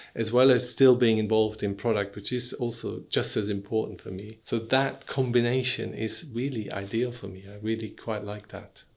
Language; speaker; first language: English; non-native, fluent; German